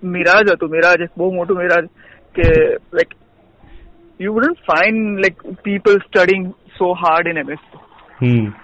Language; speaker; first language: Hindi; non-native, local second language; Gujarati